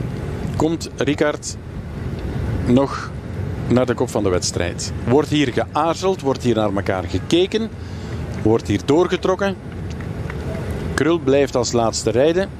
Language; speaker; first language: Dutch; native; Dutch